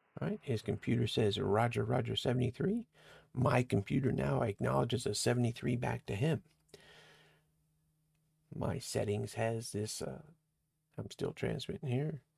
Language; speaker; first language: English; native; English